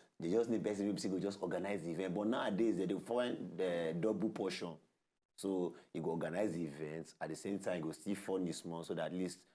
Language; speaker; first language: Nigerian Pidgin; non-native, local second language; Yoruba